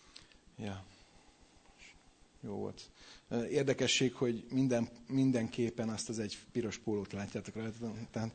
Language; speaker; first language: Hungarian; native; Hungarian